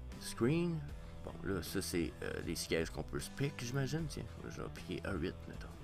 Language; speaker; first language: French; native; French